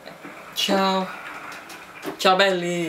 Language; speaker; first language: Italian; early bilingual, heritage; English